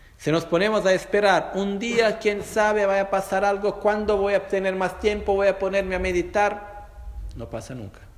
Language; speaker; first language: Spanish; non-native, fluent; Portuguese